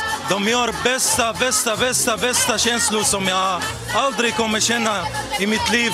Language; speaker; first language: Swedish; non-native, learner; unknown